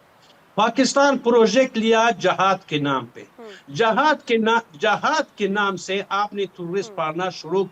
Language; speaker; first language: Hindi; non-native, fluent; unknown